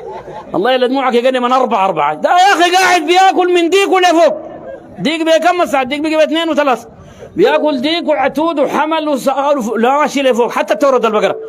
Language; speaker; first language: Arabic; native; Arabic